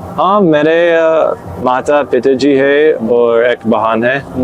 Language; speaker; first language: Hindi; non-native, learner; English